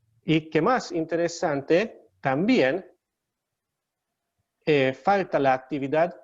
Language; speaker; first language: Spanish; non-native, learner; Hungarian